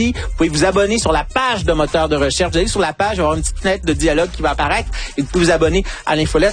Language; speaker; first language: French; native; French